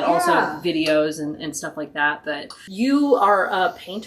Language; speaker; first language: English; native; English